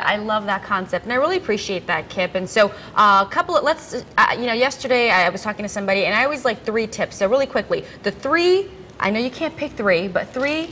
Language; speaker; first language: English; native; English